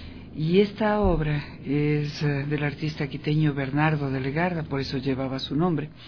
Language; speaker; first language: Spanish; native; Spanish